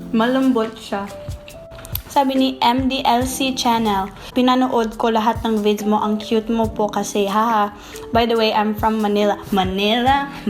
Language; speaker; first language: Filipino; non-native, fluent; English